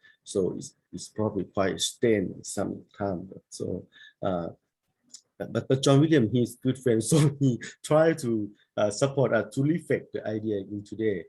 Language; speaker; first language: English; non-native, learner; Thai